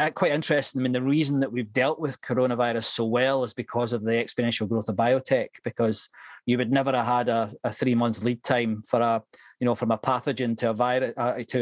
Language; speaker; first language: English; native; English